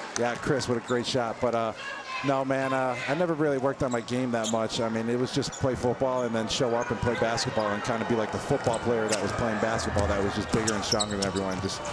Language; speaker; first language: English; native; English